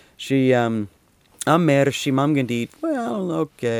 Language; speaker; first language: Romanian; non-native, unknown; English